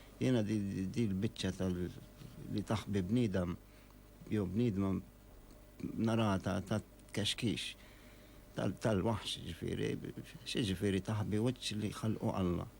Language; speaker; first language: Maltese; non-native, fluent; Arabic